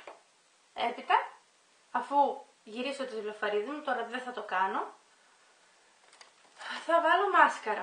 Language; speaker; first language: Greek; native; Greek